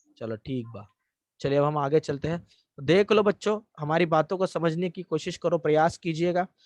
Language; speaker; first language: Hindi; non-native, local second language; Marathi